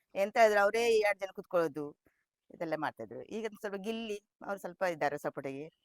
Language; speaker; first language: Kannada; non-native, local second language; Tulu